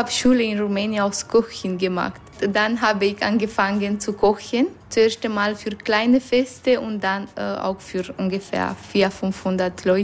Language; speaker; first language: German; non-native, learner; Romanian